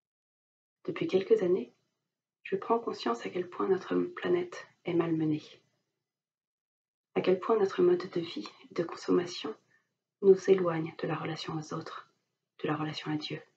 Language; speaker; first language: French; native; French